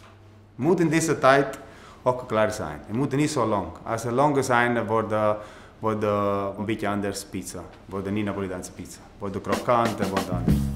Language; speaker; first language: Dutch; non-native, learner; Italian